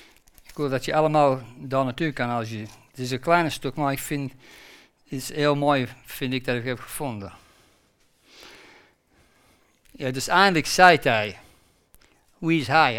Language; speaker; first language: Dutch; non-native, fluent; English